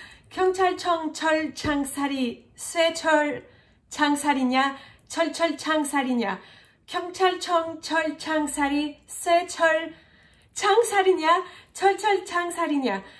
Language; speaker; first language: Korean; non-native, fluent; French